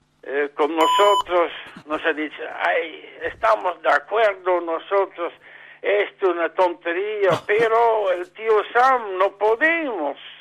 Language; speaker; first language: Spanish; non-native, fluent; Dutch